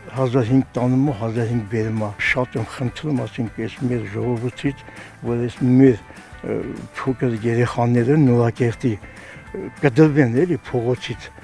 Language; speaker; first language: Armenian; non-native, local second language; Kurdish